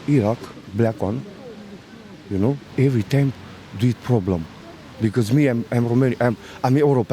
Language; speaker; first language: English; non-native, learner; Romanian